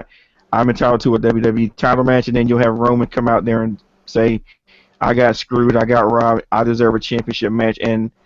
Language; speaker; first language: English; native; English